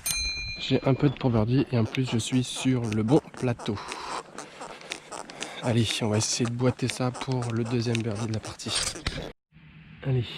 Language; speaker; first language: French; native; French